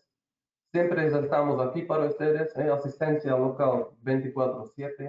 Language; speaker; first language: Spanish; non-native, learner; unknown